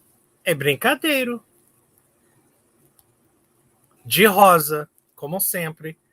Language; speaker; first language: Portuguese; non-native, learner; English